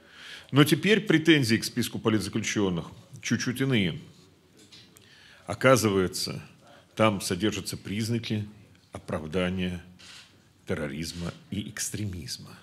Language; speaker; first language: Russian; native; Russian